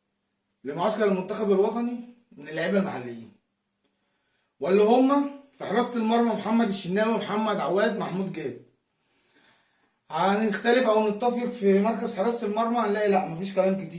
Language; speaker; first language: Arabic; native; Arabic